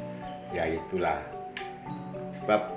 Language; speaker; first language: Indonesian; non-native, local second language; Javanese